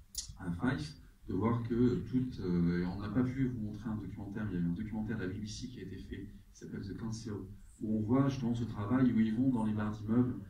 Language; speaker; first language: French; native; French